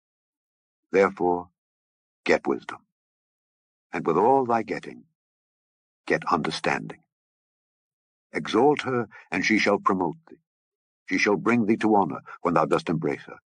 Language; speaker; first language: English; native; English